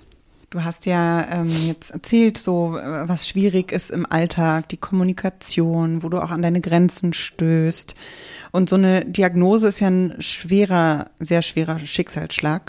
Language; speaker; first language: German; native; German